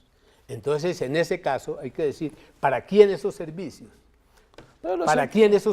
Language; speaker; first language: Spanish; native; Spanish